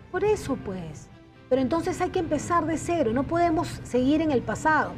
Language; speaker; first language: Spanish; native; Spanish